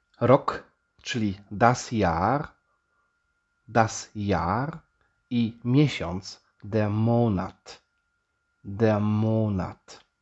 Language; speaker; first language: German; non-native, fluent; Polish